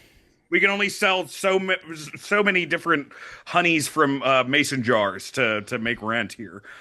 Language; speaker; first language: English; native; English